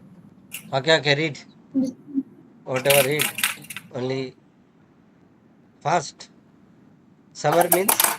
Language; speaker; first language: English; non-native, learner; Urdu